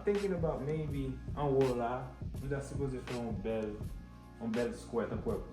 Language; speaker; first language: Haitian Creole; early bilingual, heritage; Haitian Creole